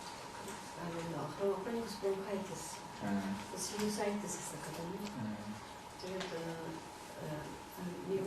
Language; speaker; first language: Korean; non-native, learner; Mongolian